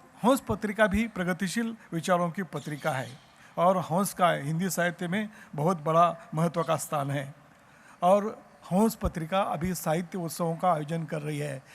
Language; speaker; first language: Hindi; non-native, local second language; Marathi